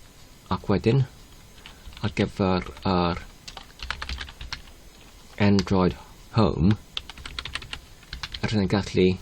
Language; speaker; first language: Welsh; non-native, learner; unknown